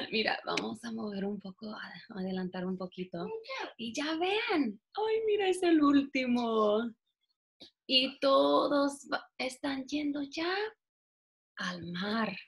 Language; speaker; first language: Spanish; non-native, fluent; English